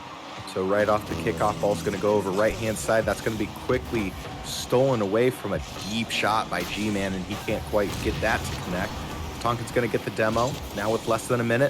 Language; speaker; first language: English; native; English